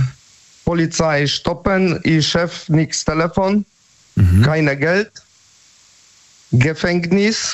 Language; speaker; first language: German; non-native, learner; Polish